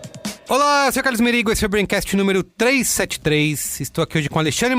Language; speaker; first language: Portuguese; native; Portuguese